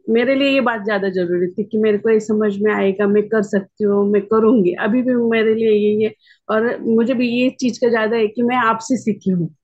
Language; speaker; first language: Hindi; non-native, local second language; Marathi